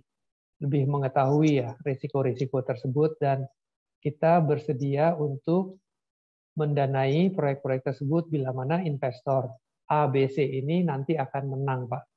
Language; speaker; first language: Indonesian; native; Indonesian